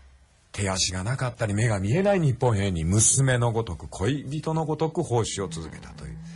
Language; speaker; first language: Japanese; native; Japanese